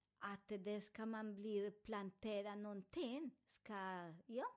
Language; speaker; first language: Swedish; non-native, fluent; Spanish